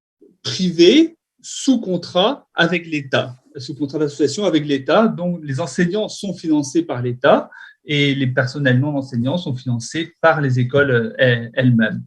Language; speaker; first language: French; native; French